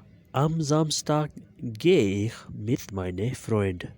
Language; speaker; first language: German; non-native, learner; Urdu